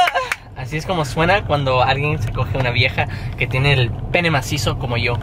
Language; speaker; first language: Spanish; non-native, fluent; English